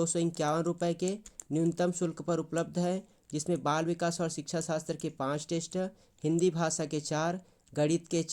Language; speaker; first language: Hindi; native; Hindi